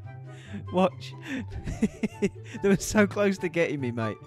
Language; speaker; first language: English; native; English